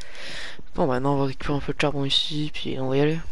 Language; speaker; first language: French; native; French